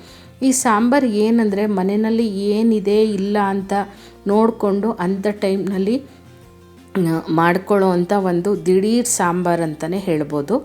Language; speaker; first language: Kannada; native; Kannada